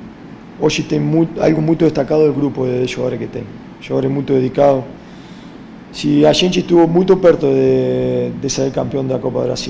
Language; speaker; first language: Portuguese; non-native, fluent; Spanish